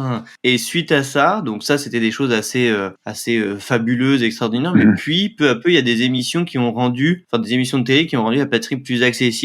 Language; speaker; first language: French; native; French